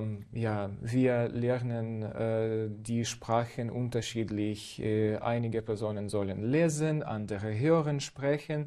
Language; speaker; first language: German; non-native, fluent; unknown